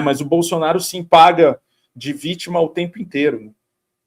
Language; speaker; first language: Portuguese; native; Portuguese